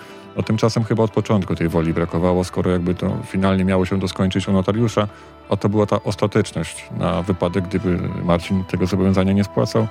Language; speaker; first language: Polish; native; Polish